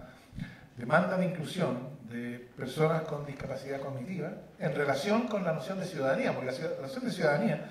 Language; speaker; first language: Spanish; native; Spanish